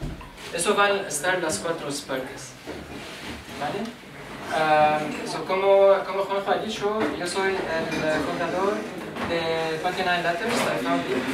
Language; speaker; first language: Spanish; non-native, learner; Arabic